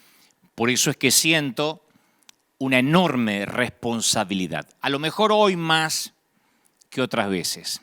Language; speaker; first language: Spanish; native; Spanish